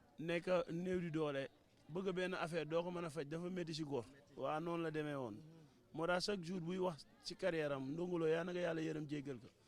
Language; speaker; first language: Wolof; native; Wolof